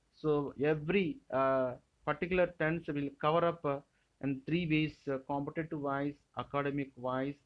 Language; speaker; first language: English; non-native, local second language; Telugu